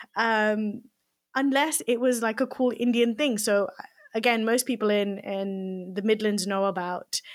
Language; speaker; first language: English; native; English